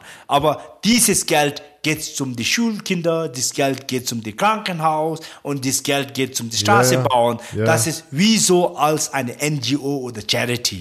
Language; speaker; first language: German; non-native, learner; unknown